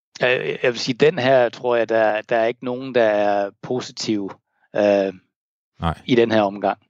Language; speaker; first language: Danish; native; Danish